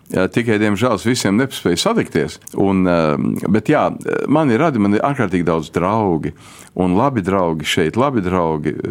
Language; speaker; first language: Latvian; early bilingual, heritage; Latvian